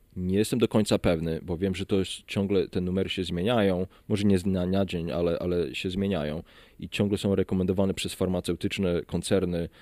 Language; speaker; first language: Polish; early bilingual, heritage; Polish